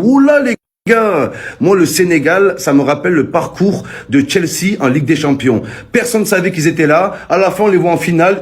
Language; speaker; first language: French; native; French